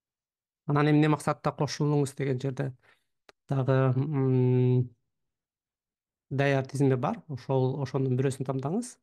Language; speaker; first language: Kyrgyz; native; Kyrgyz